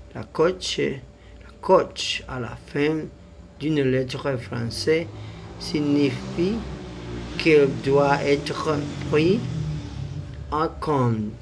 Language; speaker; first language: French; non-native, learner; Spanish